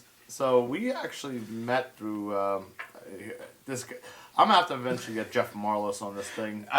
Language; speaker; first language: English; native; English